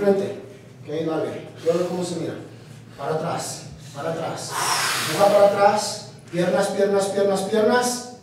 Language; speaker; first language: Spanish; early bilingual, heritage; Spanish